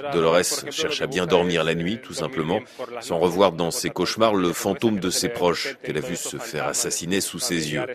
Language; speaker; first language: French; non-native, fluent; Spanish